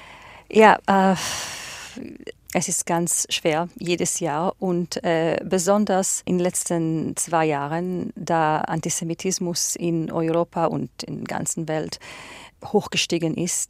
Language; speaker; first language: German; non-native, fluent; Hebrew